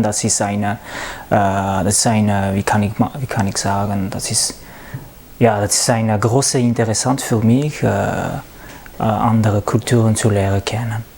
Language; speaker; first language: German; non-native, learner; French